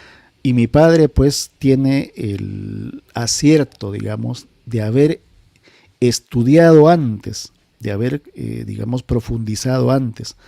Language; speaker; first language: Spanish; native; Spanish